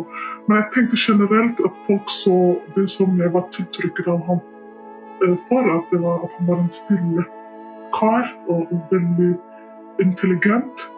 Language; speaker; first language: Norwegian; non-native, fluent; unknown